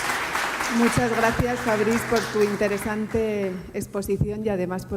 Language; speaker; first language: Spanish; native; Spanish